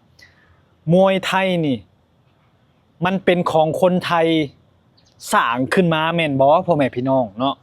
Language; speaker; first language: Thai; non-native, local second language; Lao